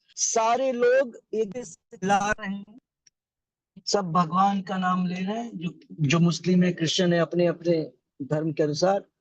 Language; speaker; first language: Hindi; native; Hindi